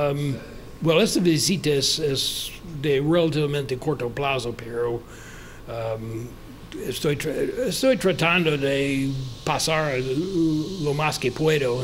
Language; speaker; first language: Spanish; non-native, fluent; English